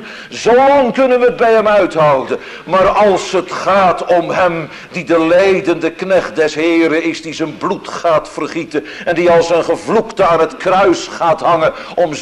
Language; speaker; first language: Dutch; native; Dutch